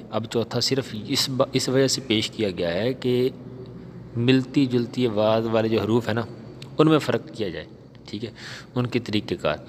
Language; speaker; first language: Urdu; non-native, local second language; Punjabi